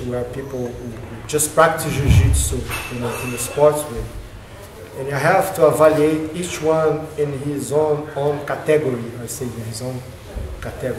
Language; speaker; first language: English; non-native, learner; Portuguese